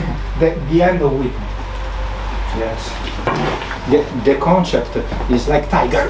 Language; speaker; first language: English; non-native, learner; Italian